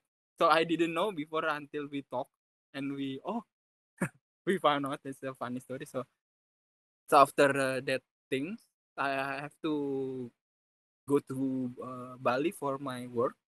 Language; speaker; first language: English; non-native, fluent; Indonesian